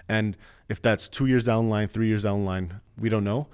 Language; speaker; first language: English; native; English